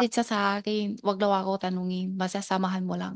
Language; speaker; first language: Filipino; non-native, learner; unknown